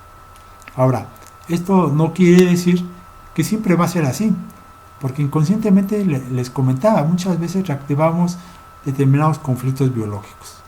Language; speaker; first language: Spanish; native; Spanish